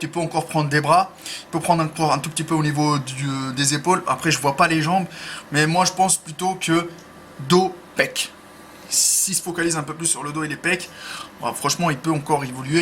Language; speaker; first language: French; native; French